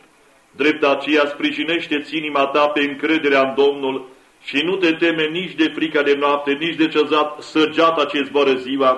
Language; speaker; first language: Romanian; native; Romanian